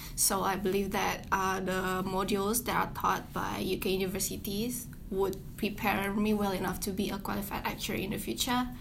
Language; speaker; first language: English; non-native, fluent; Indonesian